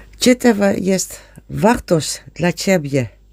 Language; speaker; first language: Polish; non-native, learner; Dutch